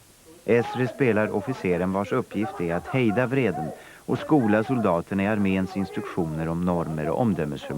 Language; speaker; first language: Swedish; native; Swedish